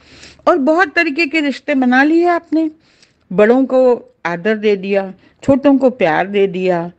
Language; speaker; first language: Hindi; native; Hindi